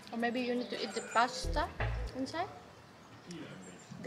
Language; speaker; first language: English; non-native, fluent; Indonesian